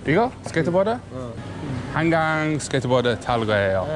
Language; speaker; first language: Korean; non-native, learner; English